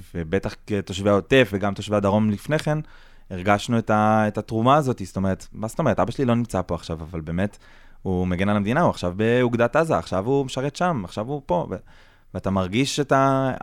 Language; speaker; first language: Hebrew; native; Hebrew